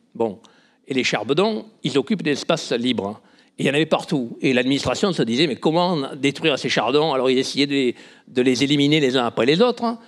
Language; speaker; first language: French; native; French